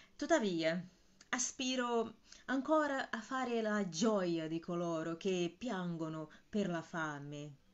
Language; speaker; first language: Italian; non-native, fluent; Portuguese